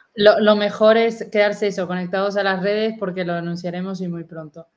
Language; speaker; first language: Spanish; native; Spanish